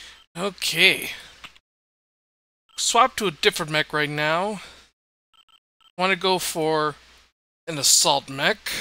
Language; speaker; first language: English; native; English